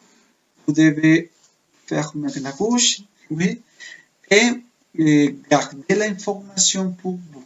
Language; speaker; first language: French; non-native, fluent; Spanish